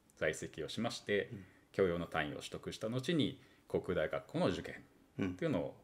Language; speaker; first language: Japanese; native; Japanese